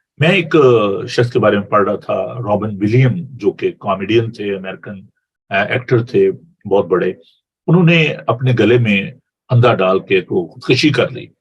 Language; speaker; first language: Urdu; non-native, local second language; Punjabi